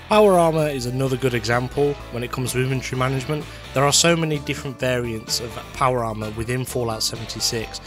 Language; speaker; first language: English; native; English